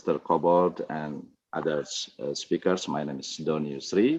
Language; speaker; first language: English; non-native, fluent; Indonesian